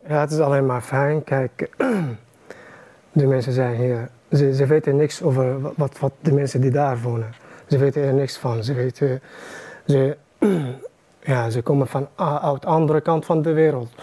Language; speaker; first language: Dutch; non-native, learner; Arabic